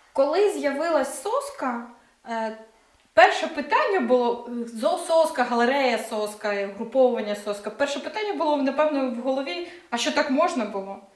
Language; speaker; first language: Ukrainian; non-native, local second language; Russian